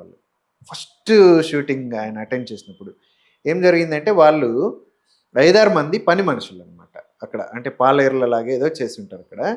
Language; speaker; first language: Telugu; native; Telugu